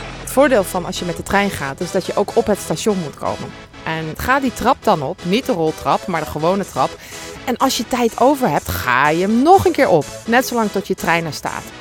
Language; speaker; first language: Dutch; native; Dutch